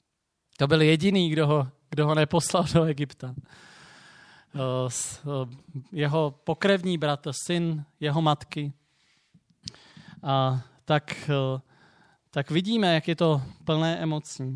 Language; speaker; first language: Czech; native; Czech